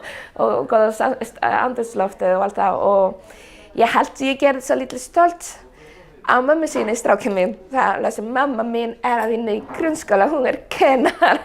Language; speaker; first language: Icelandic; non-native, fluent; Spanish